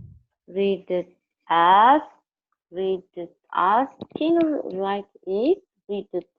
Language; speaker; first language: English; non-native, learner; Vietnamese